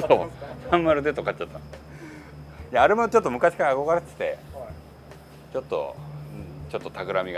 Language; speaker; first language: Japanese; native; Japanese